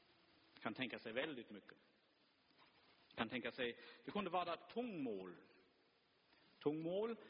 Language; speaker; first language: Swedish; non-native, fluent; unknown